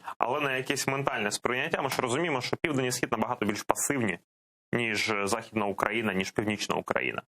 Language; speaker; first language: Ukrainian; non-native, local second language; Russian